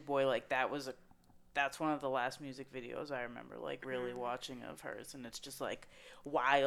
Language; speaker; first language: English; native; English